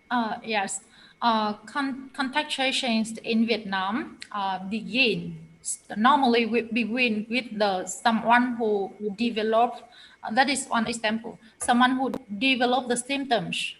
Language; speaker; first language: English; non-native, fluent; Vietnamese